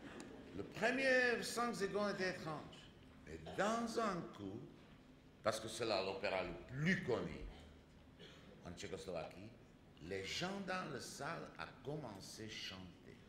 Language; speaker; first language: French; non-native, fluent; Czech